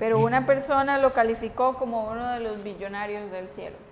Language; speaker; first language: Spanish; native; Spanish